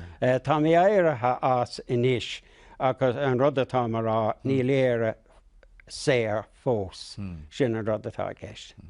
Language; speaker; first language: Irish; non-native, local second language; English